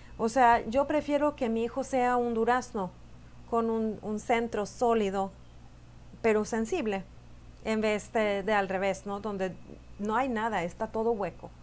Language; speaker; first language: Spanish; non-native, fluent; Swedish